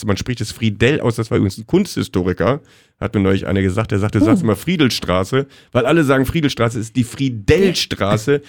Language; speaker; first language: German; native; German